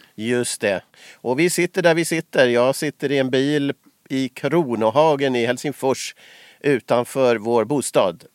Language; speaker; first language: Swedish; native; Swedish